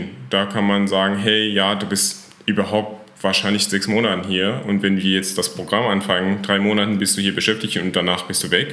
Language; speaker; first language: German; non-native, fluent; Persian